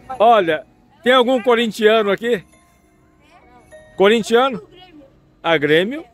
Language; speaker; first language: Portuguese; native; Portuguese